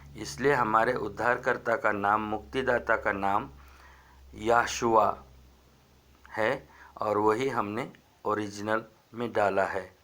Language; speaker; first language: Hindi; native; Hindi